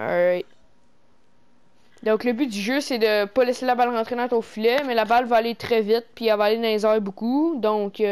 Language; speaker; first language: French; native; French